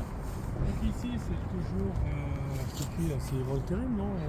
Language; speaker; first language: French; native; French